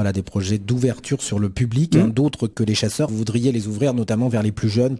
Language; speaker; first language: French; native; French